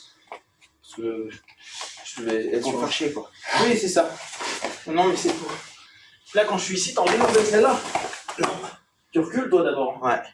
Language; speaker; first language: French; native; French